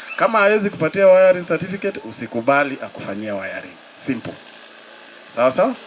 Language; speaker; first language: Swahili; non-native, local second language; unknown